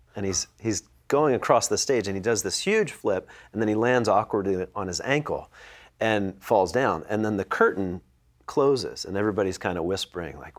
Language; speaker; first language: English; native; English